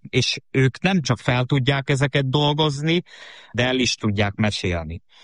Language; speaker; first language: Hungarian; native; Hungarian